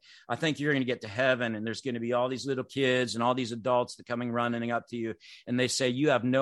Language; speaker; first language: English; native; English